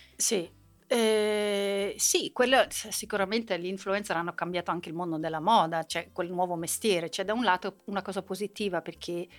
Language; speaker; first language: Italian; non-native, fluent; Dutch